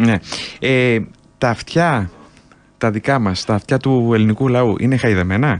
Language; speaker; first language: Greek; native; Greek